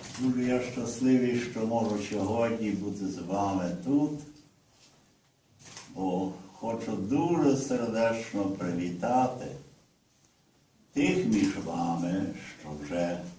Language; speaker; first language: Ukrainian; early bilingual, heritage; Ukrainian